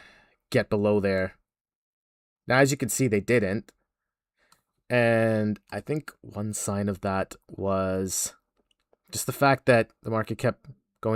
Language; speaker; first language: English; native; English